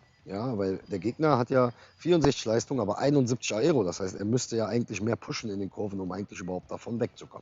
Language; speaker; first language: German; native; German